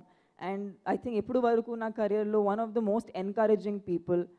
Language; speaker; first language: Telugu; non-native, fluent; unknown